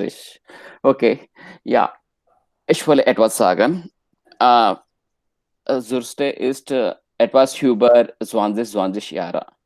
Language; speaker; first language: German; non-native, learner; Hindi